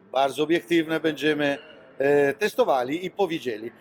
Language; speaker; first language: Polish; non-native, learner; Italian